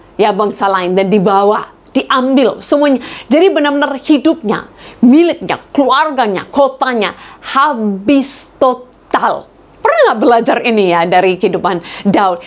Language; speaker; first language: Indonesian; non-native, fluent; English